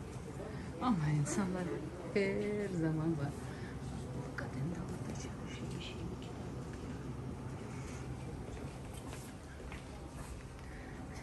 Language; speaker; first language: Turkish; non-native, learner; Russian